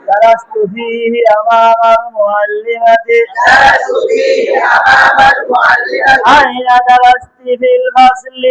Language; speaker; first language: Arabic; non-native, fluent; Bangla